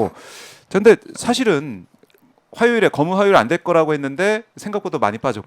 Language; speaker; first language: Korean; native; Korean